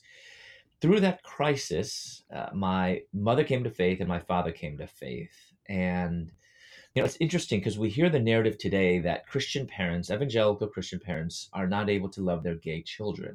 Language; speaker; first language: English; native; English